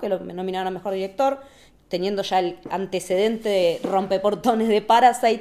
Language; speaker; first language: Spanish; native; Spanish